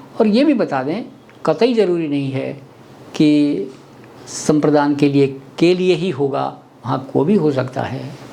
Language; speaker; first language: Hindi; native; Hindi